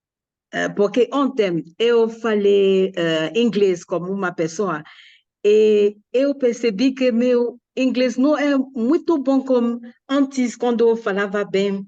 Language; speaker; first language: Portuguese; non-native, learner; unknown